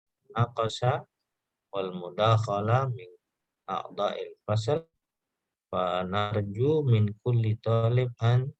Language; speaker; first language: Arabic; non-native, fluent; Indonesian